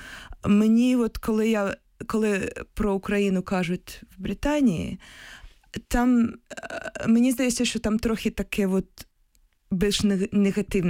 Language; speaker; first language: Ukrainian; early bilingual, heritage; Ukrainian